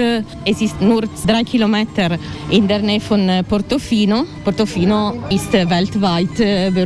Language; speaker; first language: German; non-native, learner; Italian